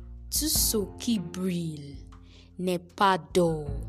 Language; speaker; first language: French; non-native, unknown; Yoruba